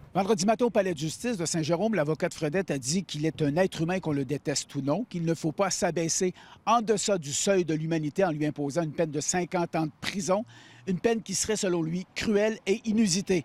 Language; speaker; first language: French; native; French